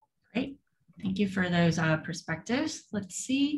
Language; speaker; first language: English; native; English